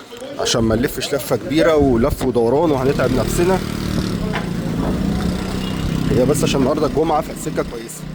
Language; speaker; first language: Arabic; native; Arabic